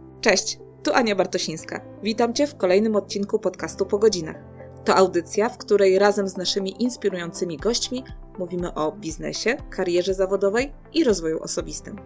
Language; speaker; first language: Polish; native; Polish